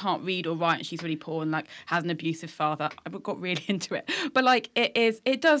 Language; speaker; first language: English; native; English